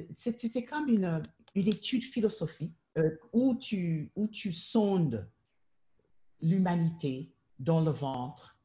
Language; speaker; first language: French; non-native, fluent; English